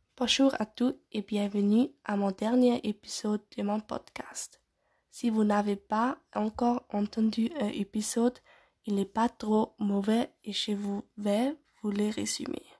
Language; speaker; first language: French; non-native, local second language; German